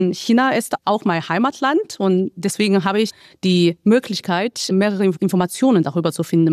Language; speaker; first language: German; non-native, fluent; Chinese